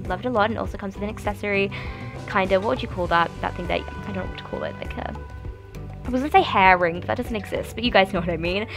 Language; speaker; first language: English; native; English